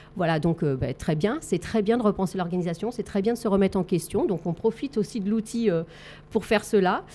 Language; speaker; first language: French; native; French